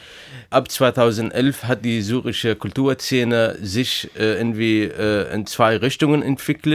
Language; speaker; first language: German; non-native, fluent; Arabic